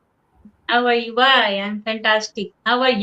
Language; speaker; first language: English; non-native, local second language; Hindi